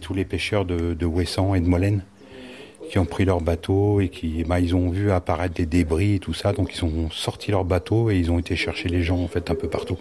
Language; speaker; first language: French; native; French